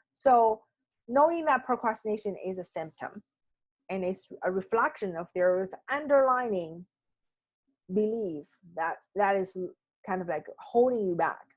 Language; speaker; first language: English; non-native, fluent; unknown